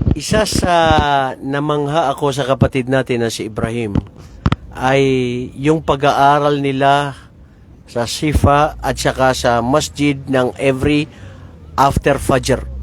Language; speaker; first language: Filipino; non-native, local second language; Maranao